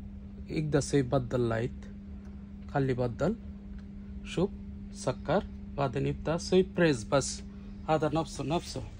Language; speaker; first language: Arabic; non-native, learner; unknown